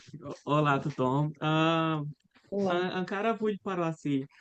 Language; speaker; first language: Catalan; non-native, learner; Portuguese